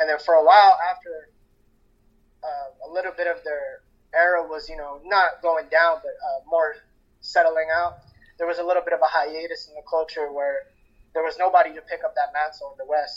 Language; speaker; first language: English; early bilingual, other home language; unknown